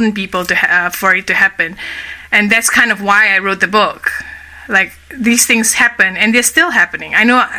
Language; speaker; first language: English; native; English